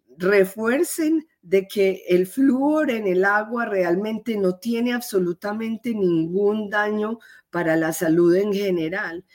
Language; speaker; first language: Spanish; native; Spanish